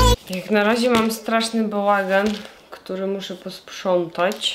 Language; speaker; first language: Polish; non-native, fluent; Russian